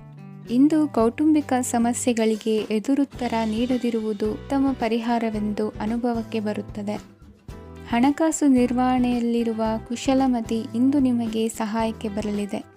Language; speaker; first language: Kannada; native; Kannada